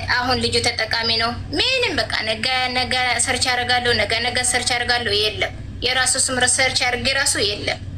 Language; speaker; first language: Amharic; non-native, local second language; Tigrinya